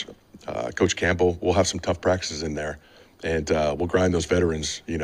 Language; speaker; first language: English; native; English